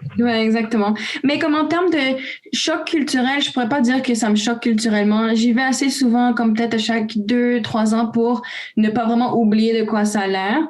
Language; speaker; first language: French; early bilingual, other home language; Romanian